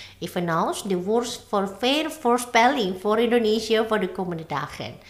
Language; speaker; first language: Dutch; non-native, fluent; Indonesian